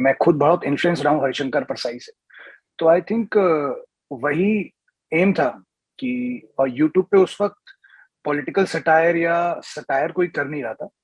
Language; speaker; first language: Hindi; native; Hindi